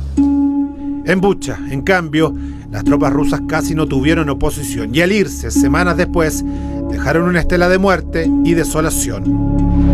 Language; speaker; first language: Spanish; native; Spanish